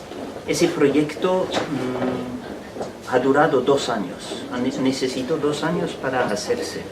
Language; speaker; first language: Spanish; non-native, fluent; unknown